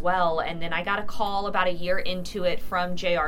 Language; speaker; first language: English; native; English